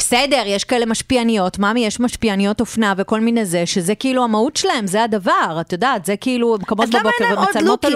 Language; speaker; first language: Hebrew; native; Hebrew